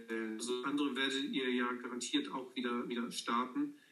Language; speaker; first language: German; native; German